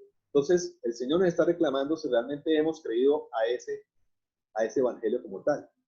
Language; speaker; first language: Spanish; native; Spanish